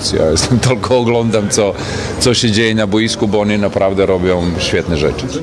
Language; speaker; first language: Polish; non-native, fluent; Serbian